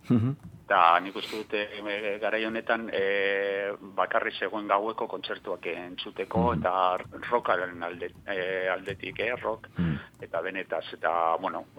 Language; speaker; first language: Basque; non-native, local second language; Spanish